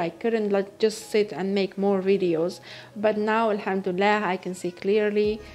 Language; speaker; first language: English; non-native, fluent; Arabic